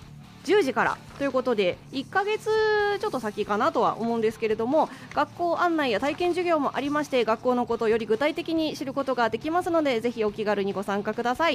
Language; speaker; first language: Japanese; native; Japanese